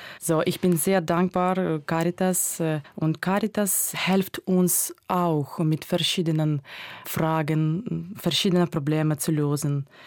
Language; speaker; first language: German; non-native, fluent; Ukrainian